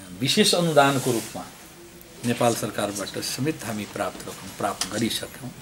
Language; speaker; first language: Nepali; non-native, local second language; Bhojpuri